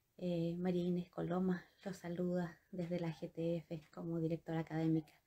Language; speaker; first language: Spanish; native; Spanish